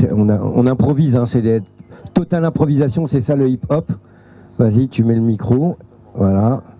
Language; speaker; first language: French; native; French